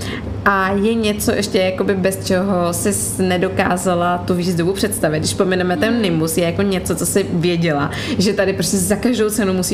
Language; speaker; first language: Czech; native; Czech